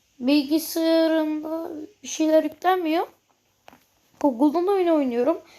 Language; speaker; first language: Turkish; native; Turkish